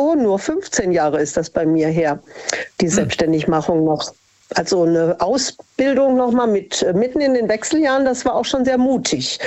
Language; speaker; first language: German; native; German